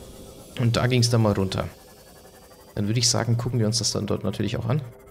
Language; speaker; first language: German; native; German